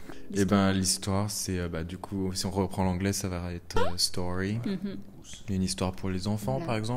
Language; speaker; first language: French; native; French